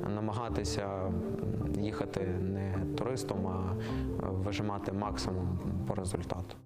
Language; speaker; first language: Ukrainian; native; Ukrainian